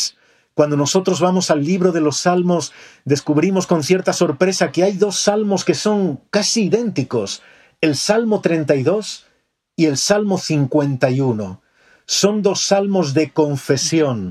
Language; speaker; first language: Spanish; native; Spanish